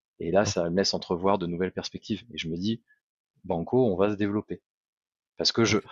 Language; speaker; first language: French; native; French